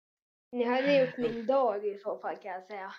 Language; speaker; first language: Swedish; early bilingual, other home language; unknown